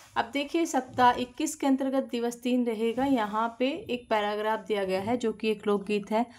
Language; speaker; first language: Hindi; native; Hindi